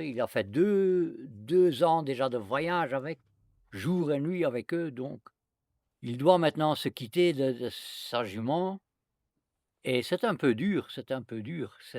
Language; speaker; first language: French; non-native, fluent; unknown